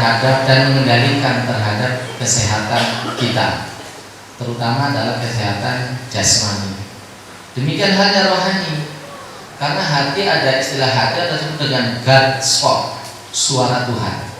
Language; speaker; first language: Indonesian; non-native, local second language; Javanese